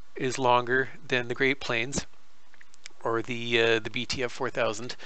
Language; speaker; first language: English; native; English